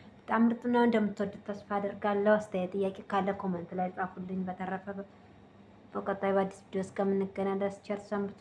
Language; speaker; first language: Amharic; native; Amharic